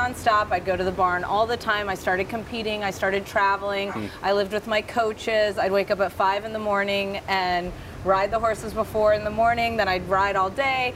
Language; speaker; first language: English; native; English